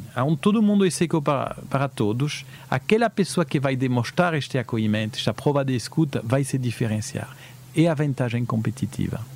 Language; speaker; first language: Portuguese; early bilingual, heritage; Portuguese